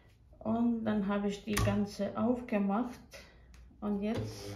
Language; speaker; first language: German; non-native, fluent; Croatian